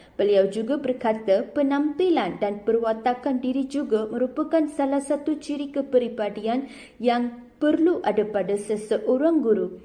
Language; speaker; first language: Malay; non-native, local second language; Tamil